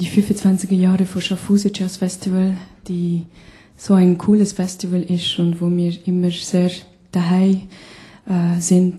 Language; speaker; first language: German; non-native, fluent; Albanian